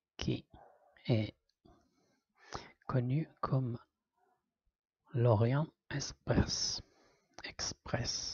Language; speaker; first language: French; non-native, learner; Italian